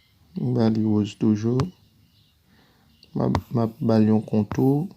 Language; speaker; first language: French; non-native, learner; Haitian Creole